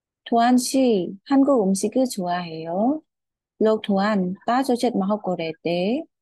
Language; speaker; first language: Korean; non-native, fluent; Khmer